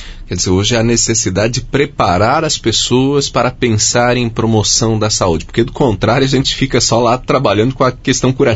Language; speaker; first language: Portuguese; native; Portuguese